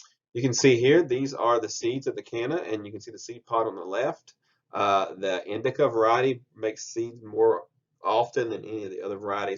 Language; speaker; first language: English; native; English